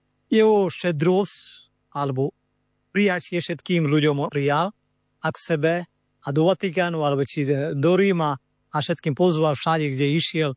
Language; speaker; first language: Slovak; non-native, fluent; Malayalam